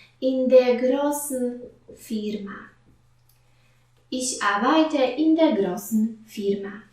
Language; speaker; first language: German; non-native, fluent; Polish